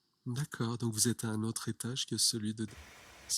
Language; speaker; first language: French; native; French